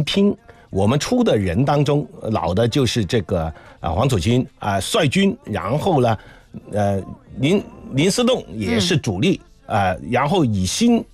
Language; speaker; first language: Chinese; non-native, local second language; Cantonese